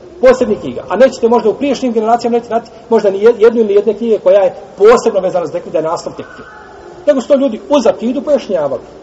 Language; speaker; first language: Bosnian; native; Bosnian